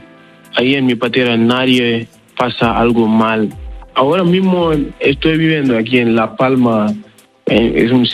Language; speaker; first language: Spanish; non-native, learner; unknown